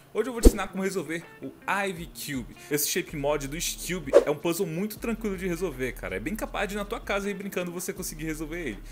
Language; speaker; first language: Portuguese; native; Portuguese